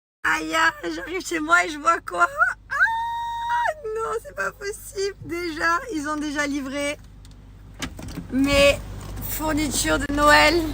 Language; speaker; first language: French; native; French